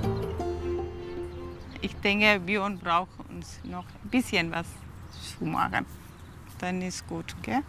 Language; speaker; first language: German; non-native, learner; Tamil